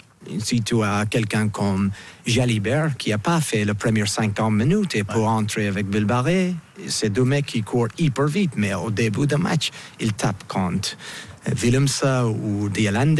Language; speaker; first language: French; non-native, fluent; English